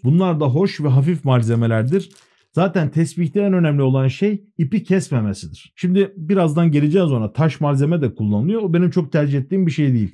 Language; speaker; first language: Turkish; native; Turkish